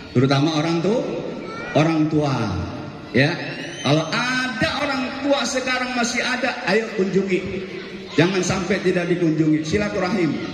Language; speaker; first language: Indonesian; native; Indonesian